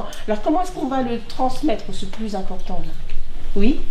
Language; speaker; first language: French; native; French